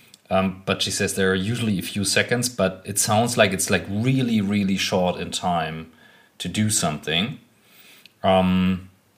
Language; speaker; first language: English; non-native, fluent; German